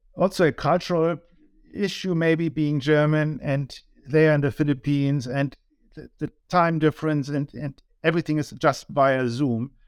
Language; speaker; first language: English; non-native, fluent; German